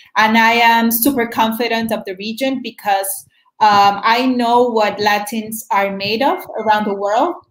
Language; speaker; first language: English; non-native, fluent; Spanish